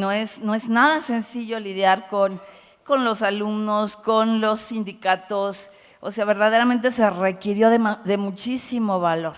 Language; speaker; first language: Spanish; native; Spanish